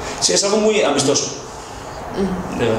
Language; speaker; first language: Spanish; non-native, local second language; Basque